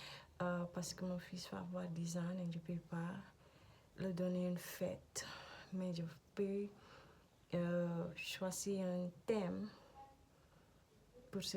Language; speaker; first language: French; non-native, learner; Dutch